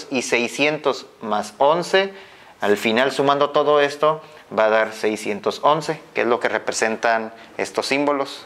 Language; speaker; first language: Spanish; native; Spanish